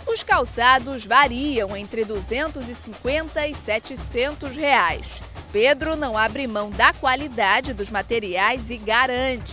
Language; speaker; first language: Portuguese; native; Portuguese